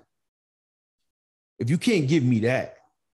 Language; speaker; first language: English; native; English